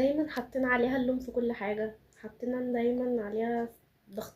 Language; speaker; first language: Arabic; native; Arabic